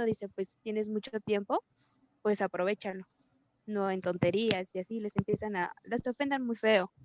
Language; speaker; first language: Spanish; native; Spanish